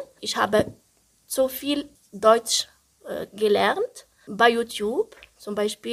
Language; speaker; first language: German; non-native, learner; Arabic